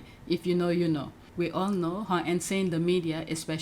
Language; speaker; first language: English; native; English